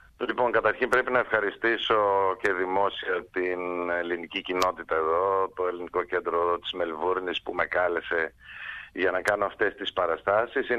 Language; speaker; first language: Greek; early bilingual, heritage; Greek